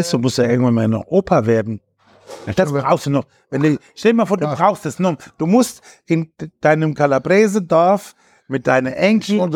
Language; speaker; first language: German; native; German